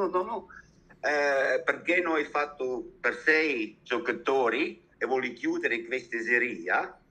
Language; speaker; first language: Italian; non-native, learner; German